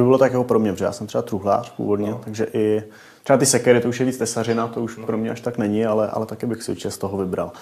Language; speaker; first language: Czech; native; Czech